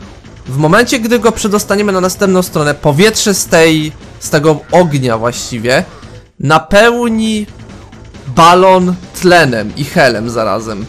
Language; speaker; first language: Polish; native; Polish